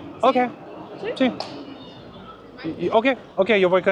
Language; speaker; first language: Spanish; non-native, learner; English